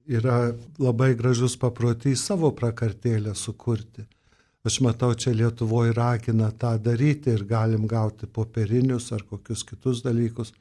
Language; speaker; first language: Lithuanian; early bilingual, heritage; Lithuanian